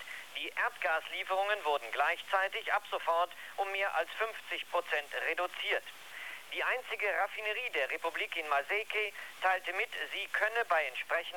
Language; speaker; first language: German; native; German